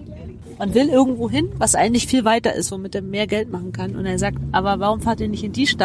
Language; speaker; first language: German; native; German